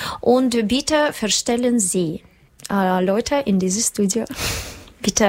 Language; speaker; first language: German; non-native, learner; Russian